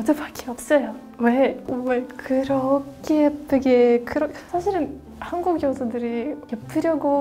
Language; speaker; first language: Korean; non-native, fluent; Russian